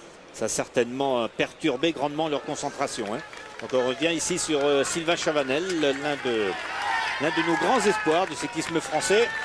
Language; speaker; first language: French; native; French